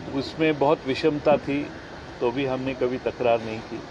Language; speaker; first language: Hindi; non-native, local second language; Marathi